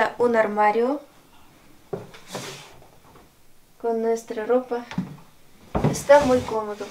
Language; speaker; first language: Spanish; non-native, fluent; Ukrainian